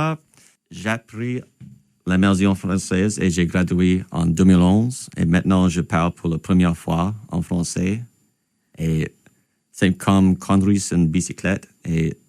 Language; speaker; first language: French; non-native, local second language; English